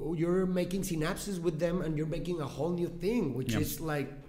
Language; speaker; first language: English; non-native, fluent; Spanish